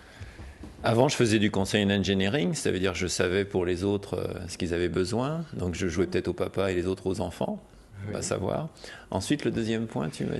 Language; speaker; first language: French; native; French